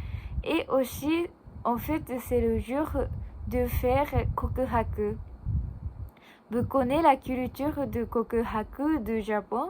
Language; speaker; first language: French; non-native, learner; Japanese